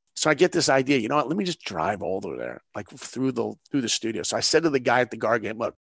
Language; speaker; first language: English; native; English